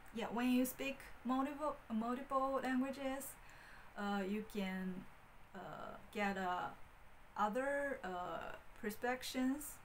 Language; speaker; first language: English; non-native, fluent; Chinese